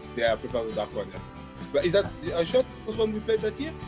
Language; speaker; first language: English; non-native, fluent; French